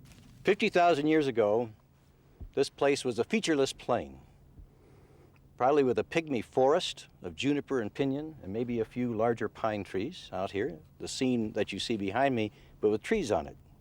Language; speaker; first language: English; native; English